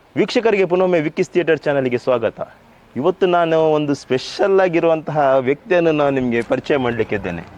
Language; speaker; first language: Kannada; non-native, local second language; Tulu